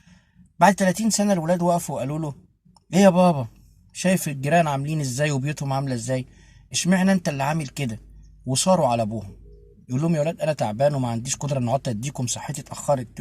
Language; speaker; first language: Arabic; native; Arabic